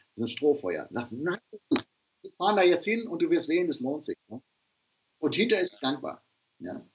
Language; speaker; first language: German; native; German